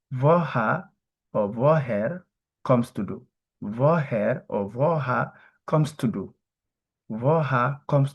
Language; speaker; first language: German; non-native, learner; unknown